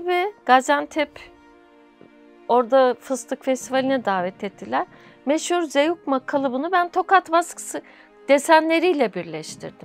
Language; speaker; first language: Turkish; native; Turkish